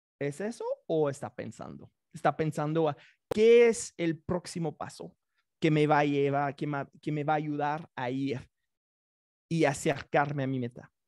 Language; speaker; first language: Spanish; non-native, fluent; French